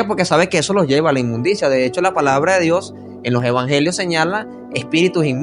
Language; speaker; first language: Spanish; native; Spanish